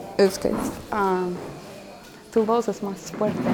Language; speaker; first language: Spanish; non-native, learner; English